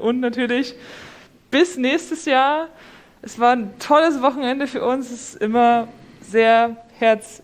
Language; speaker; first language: German; native; German